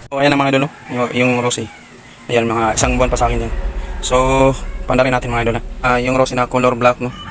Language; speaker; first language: Filipino; non-native, local second language; Hiligaynon